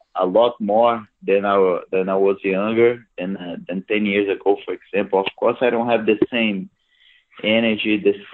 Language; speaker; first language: English; non-native, fluent; Portuguese